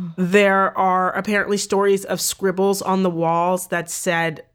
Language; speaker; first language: English; native; English